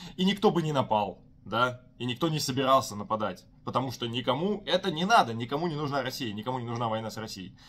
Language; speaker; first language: Russian; native; Russian